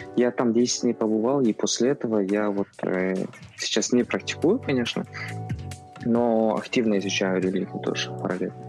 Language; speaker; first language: Russian; non-native, local second language; Kazakh